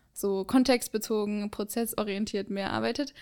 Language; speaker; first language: German; native; German